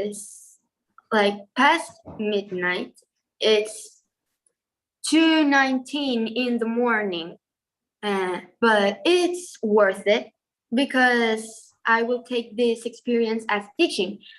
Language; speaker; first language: English; non-native, fluent; Spanish